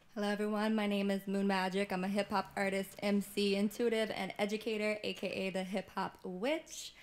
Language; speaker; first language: English; native; English